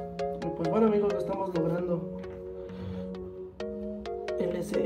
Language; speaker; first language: Spanish; native; Spanish